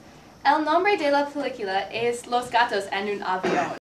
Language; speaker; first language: Spanish; non-native, learner; English